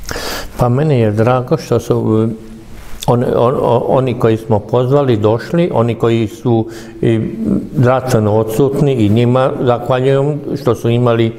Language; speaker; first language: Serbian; non-native, local second language; Hungarian